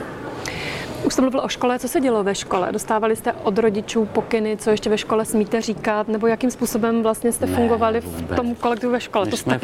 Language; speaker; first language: Czech; native; Czech